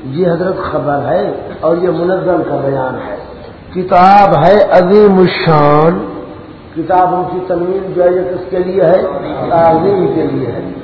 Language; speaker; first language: Urdu; non-native, local second language; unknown